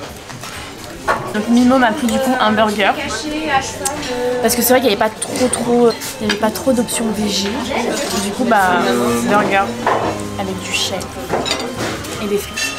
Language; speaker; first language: French; native; French